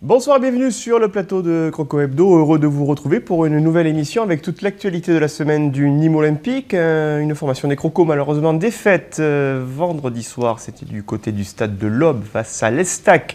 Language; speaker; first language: French; native; French